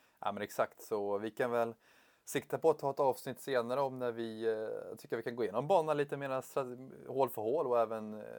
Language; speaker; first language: Swedish; native; Swedish